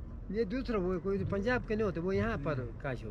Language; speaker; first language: Hindi; non-native, local second language; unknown